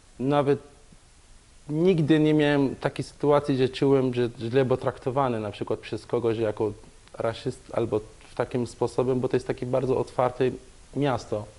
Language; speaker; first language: Polish; non-native, fluent; Arabic